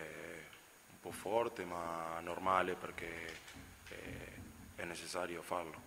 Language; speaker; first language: Italian; non-native, fluent; Spanish